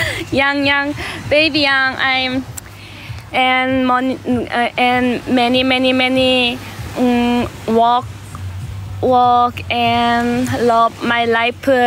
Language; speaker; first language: English; non-native, learner; Thai